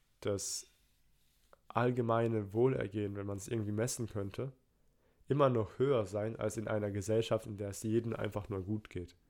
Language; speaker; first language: German; early bilingual, other home language; Turkish